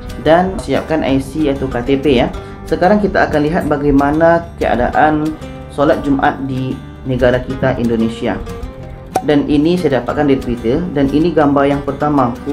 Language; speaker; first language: Malay; native; Malay